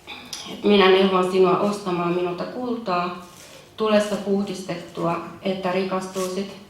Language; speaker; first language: Finnish; native; Finnish